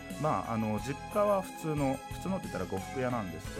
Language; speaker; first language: Japanese; native; Japanese